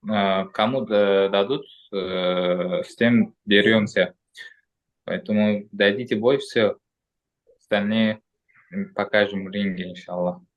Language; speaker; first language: Russian; non-native, local second language; Uzbek